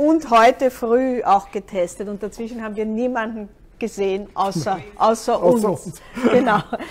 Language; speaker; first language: German; native; German